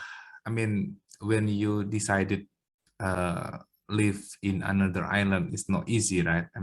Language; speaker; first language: English; non-native, learner; Indonesian